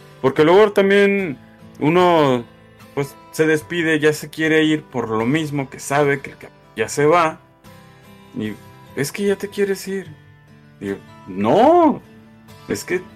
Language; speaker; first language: Spanish; native; Spanish